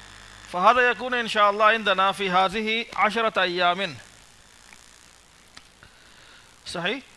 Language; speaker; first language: Arabic; non-native, fluent; Urdu